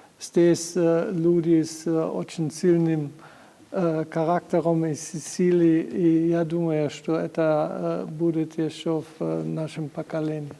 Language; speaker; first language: Russian; non-native, learner; German